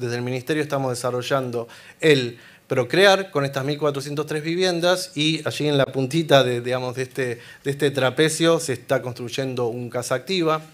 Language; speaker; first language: Spanish; native; Spanish